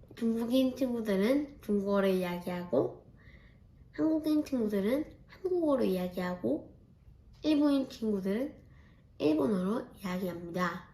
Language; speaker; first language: Korean; early bilingual, heritage; Korean